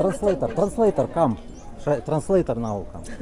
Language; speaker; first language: English; non-native, learner; Russian